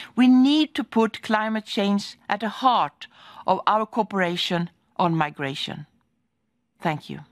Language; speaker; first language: English; non-native, fluent; Swedish